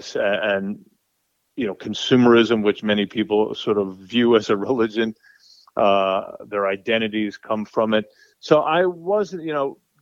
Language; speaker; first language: English; native; English